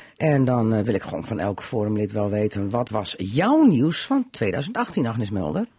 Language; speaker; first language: Dutch; native; Dutch